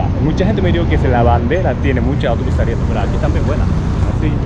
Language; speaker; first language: Spanish; non-native, learner; Japanese